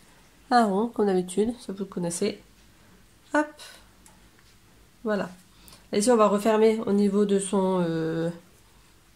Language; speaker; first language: French; native; French